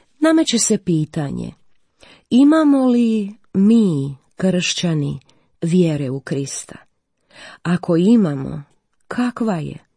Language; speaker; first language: Croatian; native; Croatian